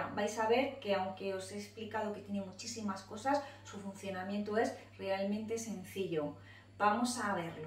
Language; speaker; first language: Spanish; native; Spanish